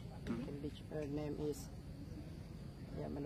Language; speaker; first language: English; non-native, learner; Sasak